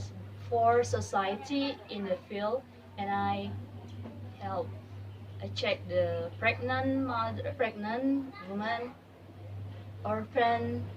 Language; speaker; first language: English; non-native, learner; Indonesian